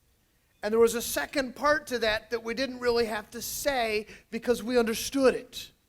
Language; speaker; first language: English; native; English